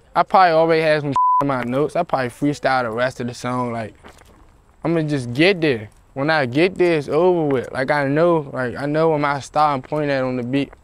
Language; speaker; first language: English; native; English